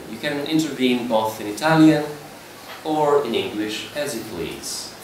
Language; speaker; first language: English; non-native, fluent; Italian